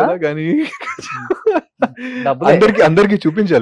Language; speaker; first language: Telugu; non-native, fluent; Hindi